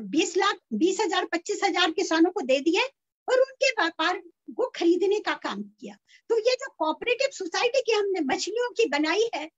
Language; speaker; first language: Hindi; native; Hindi